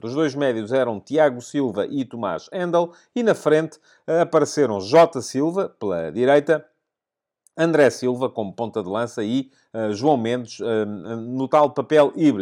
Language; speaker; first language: Portuguese; native; Portuguese